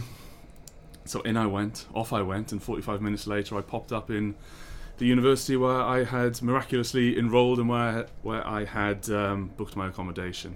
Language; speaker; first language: English; native; English